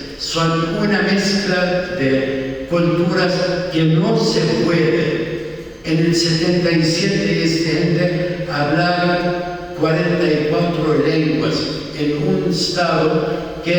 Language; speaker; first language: Spanish; non-native, fluent; Arabic